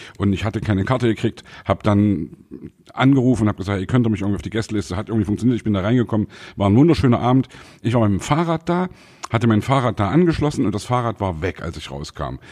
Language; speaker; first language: German; native; German